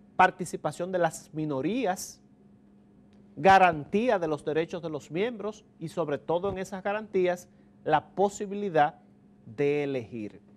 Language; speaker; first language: Spanish; native; Spanish